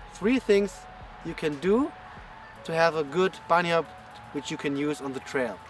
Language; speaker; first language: English; non-native, fluent; German